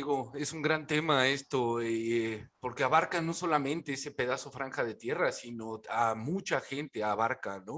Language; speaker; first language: Spanish; native; Spanish